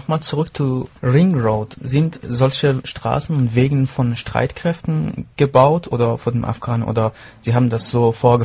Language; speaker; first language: German; non-native, fluent; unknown